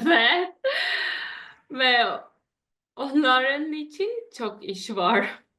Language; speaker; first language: Turkish; non-native, learner; German